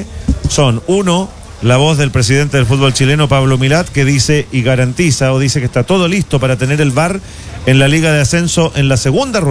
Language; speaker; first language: Spanish; native; Spanish